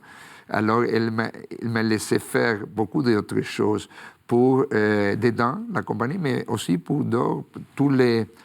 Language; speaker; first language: French; non-native, fluent; Spanish